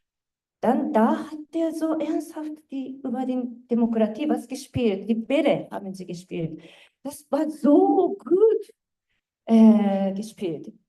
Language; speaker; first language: German; non-native, fluent; Japanese